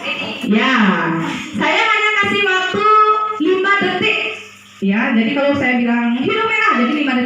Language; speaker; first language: Indonesian; native; Indonesian